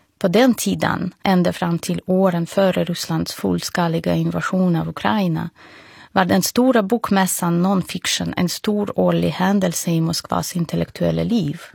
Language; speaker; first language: Swedish; non-native, fluent; Russian